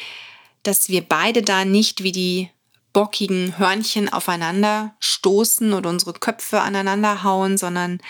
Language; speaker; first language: German; native; German